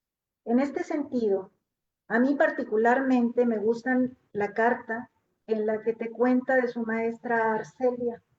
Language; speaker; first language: Spanish; native; Spanish